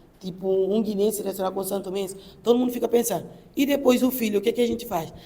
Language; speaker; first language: Portuguese; non-native, local second language; Upper Guinea Crioulo